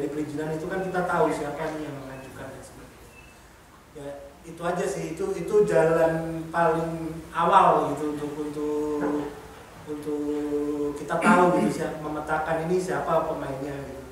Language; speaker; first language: Indonesian; native; Indonesian